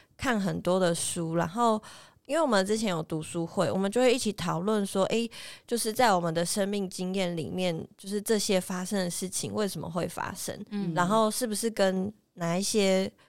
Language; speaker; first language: Chinese; native; Chinese